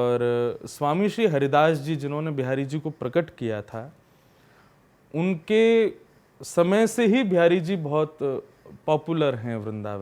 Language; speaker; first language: Hindi; native; Hindi